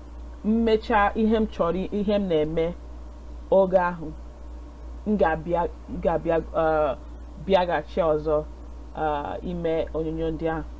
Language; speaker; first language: Igbo; non-native, learner; English